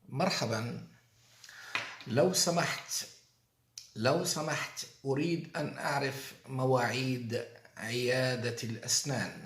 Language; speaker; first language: Arabic; non-native, fluent; Turkish